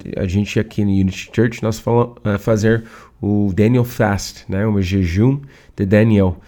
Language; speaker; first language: Portuguese; non-native, learner; English